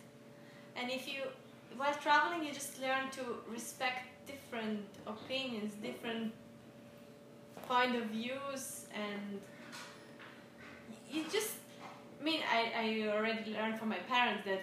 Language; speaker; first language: English; non-native, fluent; Swiss German